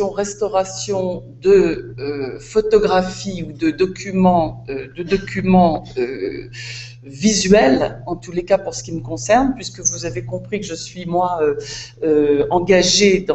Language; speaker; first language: French; native; French